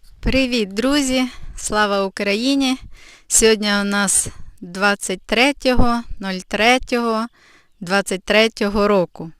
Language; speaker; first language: Ukrainian; native; Ukrainian